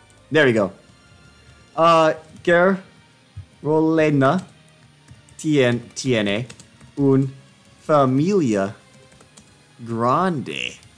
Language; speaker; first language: Spanish; non-native, learner; English